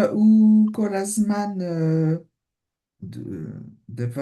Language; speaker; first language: Hebrew; non-native, learner; French